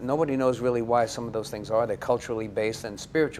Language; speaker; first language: English; native; English